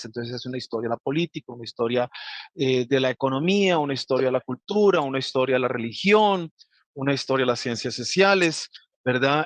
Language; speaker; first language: Spanish; native; Spanish